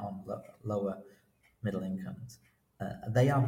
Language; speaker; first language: English; native; English